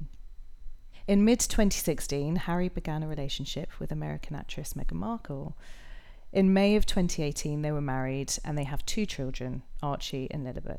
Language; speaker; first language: English; native; English